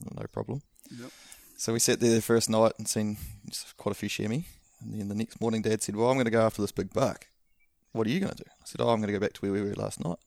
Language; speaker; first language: English; native; English